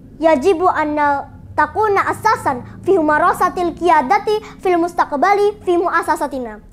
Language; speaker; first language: Arabic; non-native, learner; Indonesian